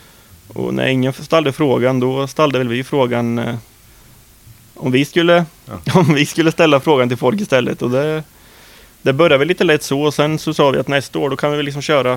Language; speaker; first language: Swedish; native; Swedish